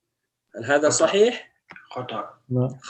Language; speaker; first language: Arabic; non-native, fluent; French